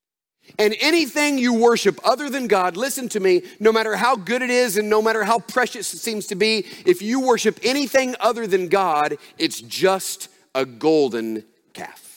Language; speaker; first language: English; native; English